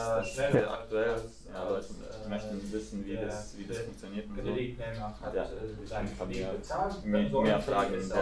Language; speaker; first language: German; non-native, fluent; Latvian